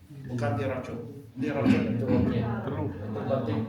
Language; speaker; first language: Indonesian; non-native, fluent; Arabic